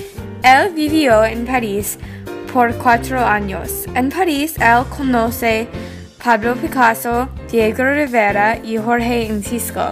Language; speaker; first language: Spanish; non-native, learner; English